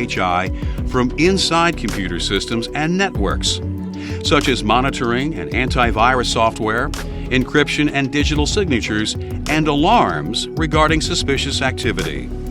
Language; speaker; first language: English; native; English